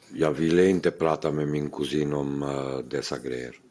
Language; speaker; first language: Swedish; non-native, fluent; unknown